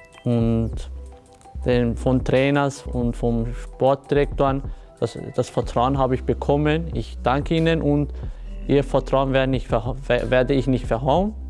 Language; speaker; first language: German; early bilingual, other home language; Turkish